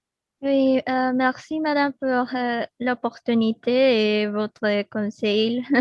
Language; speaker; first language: French; non-native, learner; Spanish